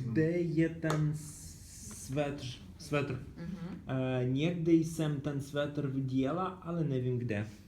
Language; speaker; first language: Czech; non-native, learner; Ukrainian